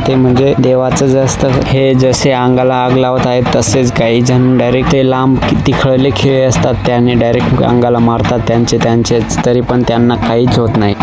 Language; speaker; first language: Marathi; non-native, local second language; Kukna